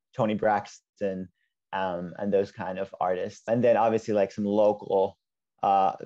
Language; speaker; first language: English; non-native, fluent; Finnish